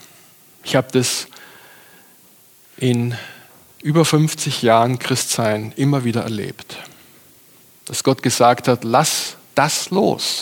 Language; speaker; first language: German; native; German